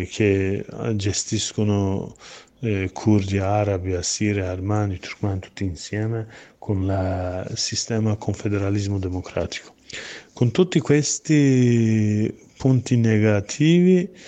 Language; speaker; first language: Italian; non-native, learner; Kurdish